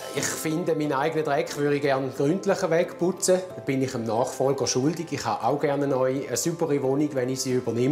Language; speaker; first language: German; native; German